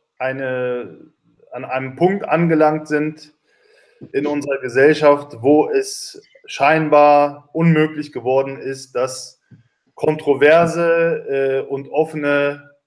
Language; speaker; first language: German; early bilingual, other home language; Turkish